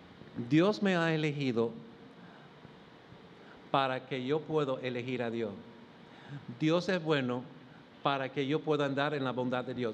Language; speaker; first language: Spanish; non-native, fluent; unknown